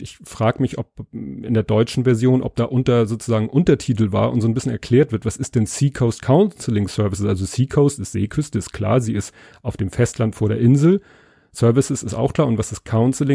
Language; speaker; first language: German; native; German